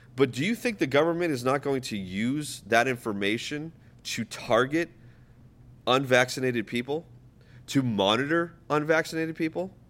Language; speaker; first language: English; native; English